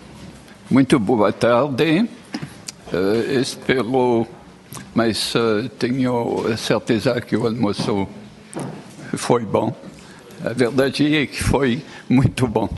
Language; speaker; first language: Portuguese; non-native, fluent; French